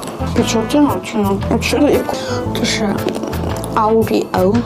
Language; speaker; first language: Chinese; non-native, learner; Korean